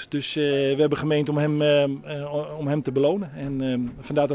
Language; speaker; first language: Dutch; native; Dutch